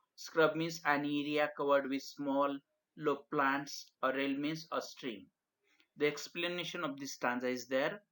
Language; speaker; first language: English; non-native, local second language; Marathi